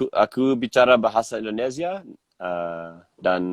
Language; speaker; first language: Indonesian; non-native, learner; English